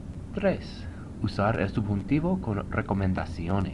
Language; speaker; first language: Spanish; non-native, fluent; English